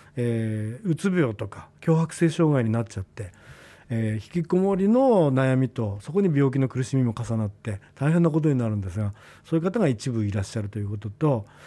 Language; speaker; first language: Japanese; native; Japanese